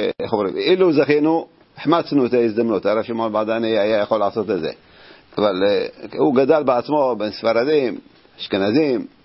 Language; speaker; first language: Hebrew; native; Hebrew